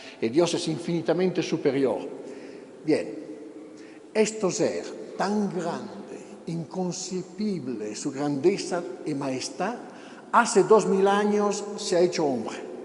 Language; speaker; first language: Spanish; non-native, fluent; Italian